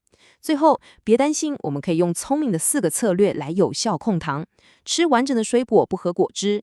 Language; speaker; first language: Chinese; native; Chinese